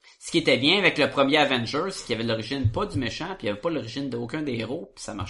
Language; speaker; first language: French; native; French